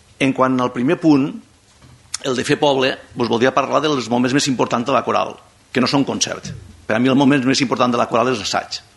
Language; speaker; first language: Catalan; non-native, local second language; Spanish